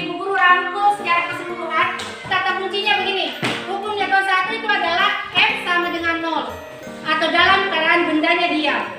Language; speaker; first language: Indonesian; native; Indonesian